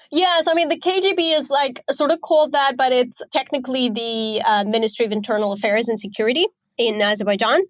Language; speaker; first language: English; non-native, fluent; Romanian